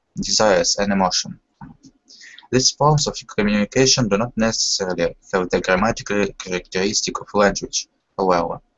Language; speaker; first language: English; non-native, learner; Russian